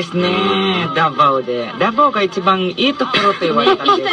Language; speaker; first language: Japanese; non-native, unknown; Cebuano